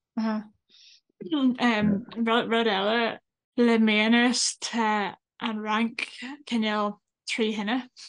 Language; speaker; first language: Irish; non-native, local second language; English